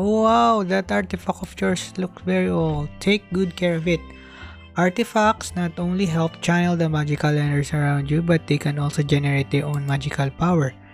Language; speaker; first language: English; non-native, local second language; Filipino